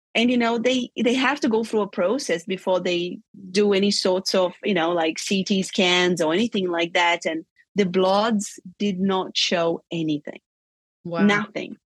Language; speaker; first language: English; non-native, fluent; Portuguese